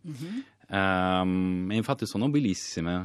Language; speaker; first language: Italian; non-native, fluent; Swedish